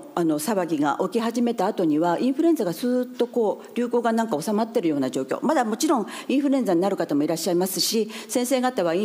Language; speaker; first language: Japanese; native; Japanese